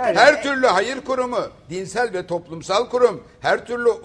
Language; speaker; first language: Turkish; native; Turkish